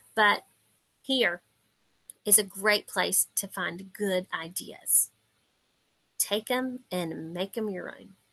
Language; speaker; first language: English; native; English